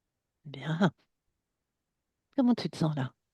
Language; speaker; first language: French; native; French